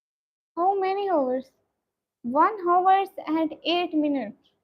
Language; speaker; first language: English; non-native, learner; Punjabi